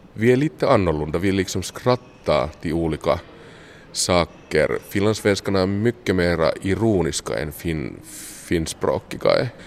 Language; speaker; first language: Swedish; non-native, local second language; Finnish